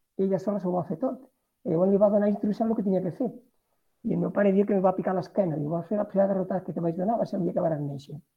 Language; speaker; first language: Catalan; non-native, local second language; Spanish